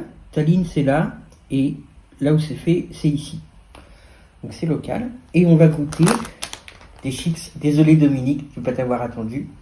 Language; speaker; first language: French; native; French